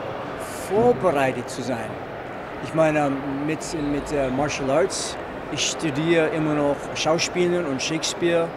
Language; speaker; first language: German; non-native, fluent; English